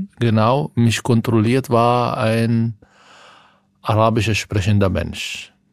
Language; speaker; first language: German; non-native, fluent; Arabic